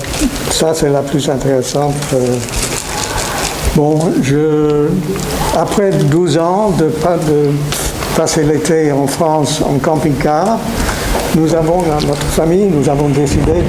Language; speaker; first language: French; non-native, fluent; English